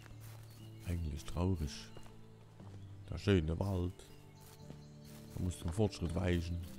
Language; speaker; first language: German; native; German